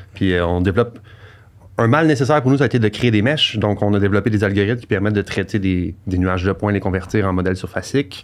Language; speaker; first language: French; native; French